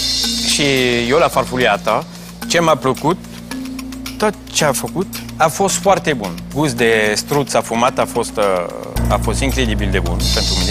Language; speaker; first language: Romanian; non-native, fluent; French